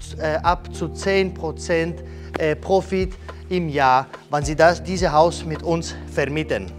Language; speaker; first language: German; non-native, learner; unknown